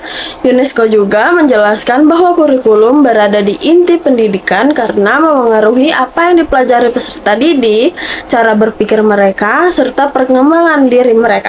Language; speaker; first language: Indonesian; native; Indonesian